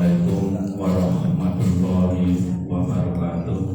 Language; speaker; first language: Indonesian; native; Indonesian